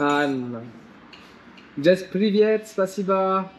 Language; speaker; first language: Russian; non-native, learner; French